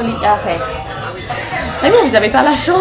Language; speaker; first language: French; non-native, learner; English